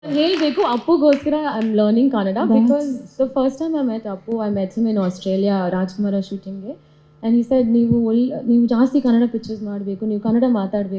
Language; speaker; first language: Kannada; non-native, learner; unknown